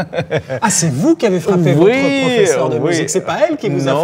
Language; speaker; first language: French; native; French